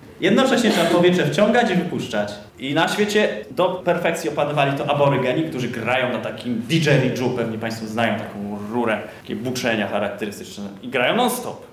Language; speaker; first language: Polish; native; Polish